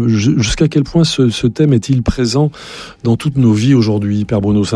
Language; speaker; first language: French; native; French